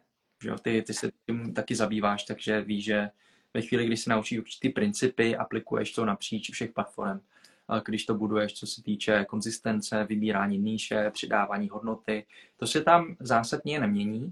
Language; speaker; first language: Czech; early bilingual, other home language; Vietnamese